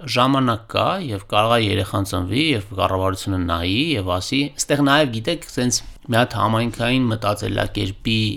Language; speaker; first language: Armenian; native; Armenian